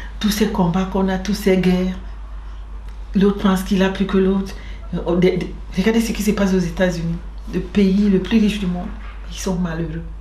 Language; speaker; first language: French; non-native, local second language; Basaa